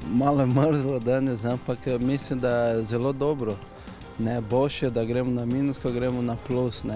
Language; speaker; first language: Slovenian; non-native, fluent; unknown